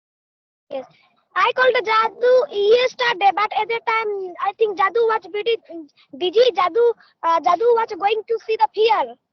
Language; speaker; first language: English; non-native, learner; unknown